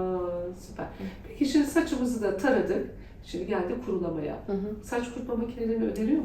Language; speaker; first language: Turkish; native; Turkish